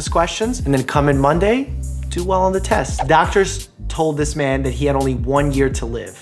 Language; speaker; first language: English; native; English